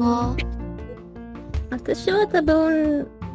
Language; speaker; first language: Japanese; non-native, learner; Malay